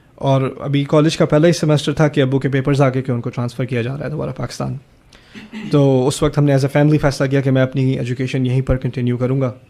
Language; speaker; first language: Urdu; early bilingual, heritage; German